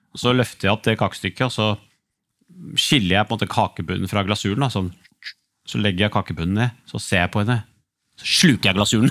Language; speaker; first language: Norwegian; early bilingual, other home language; Urdu